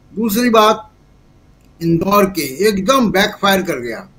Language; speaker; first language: Hindi; native; Hindi